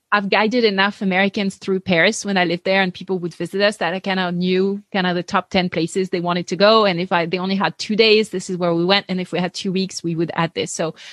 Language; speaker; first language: English; non-native, fluent; French